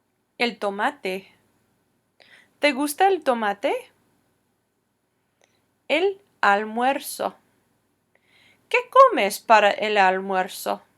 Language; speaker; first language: Spanish; non-native, fluent; English